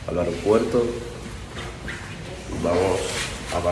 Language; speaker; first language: Spanish; non-native, fluent; Filipino